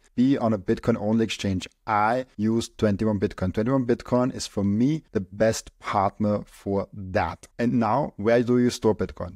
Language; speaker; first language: English; non-native, fluent; German